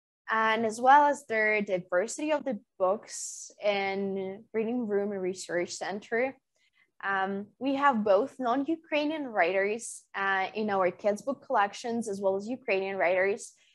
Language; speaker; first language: English; non-native, fluent; Ukrainian